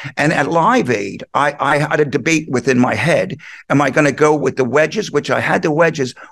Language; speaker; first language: English; native; English